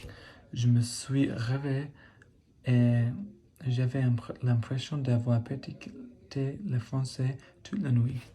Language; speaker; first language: French; non-native, learner; English